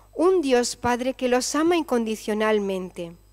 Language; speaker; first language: Spanish; native; Spanish